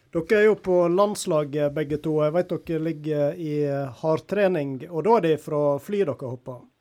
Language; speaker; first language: Norwegian; native; Norwegian